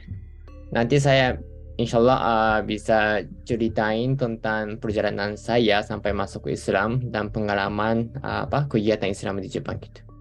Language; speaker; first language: Indonesian; non-native, fluent; Japanese